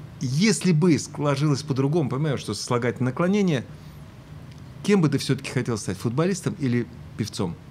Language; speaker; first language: Russian; native; Russian